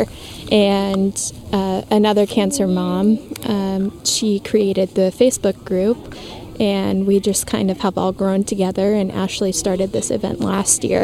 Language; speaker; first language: English; native; English